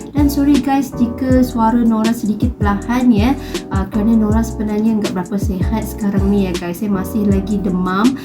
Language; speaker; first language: Malay; native; Malay